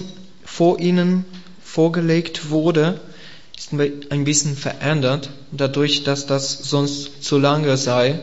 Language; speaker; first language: German; non-native, learner; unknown